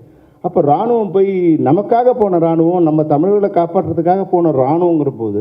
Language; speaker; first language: Tamil; native; Tamil